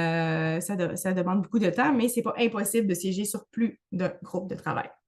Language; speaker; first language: French; native; French